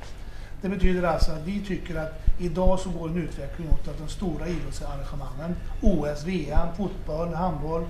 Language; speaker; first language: Swedish; native; Swedish